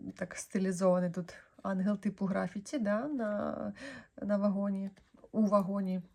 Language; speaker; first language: Ukrainian; non-native, local second language; Russian